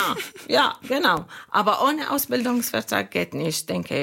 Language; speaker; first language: German; non-native, fluent; Arabic